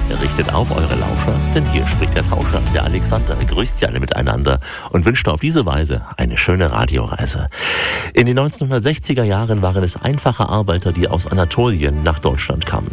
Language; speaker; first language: German; native; German